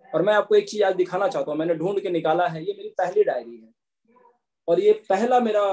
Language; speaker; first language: Hindi; native; Hindi